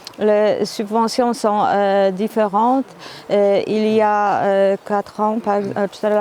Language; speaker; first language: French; non-native, fluent; Polish